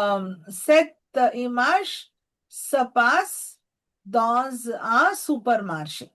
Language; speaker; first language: French; non-native, fluent; Telugu